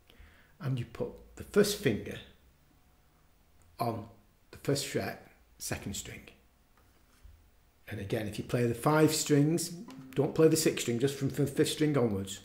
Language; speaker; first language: English; native; English